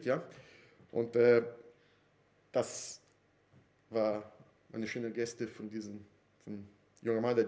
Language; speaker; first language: German; non-native, fluent; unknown